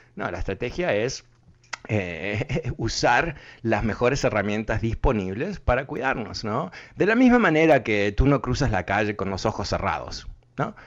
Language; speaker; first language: Spanish; early bilingual, heritage; Spanish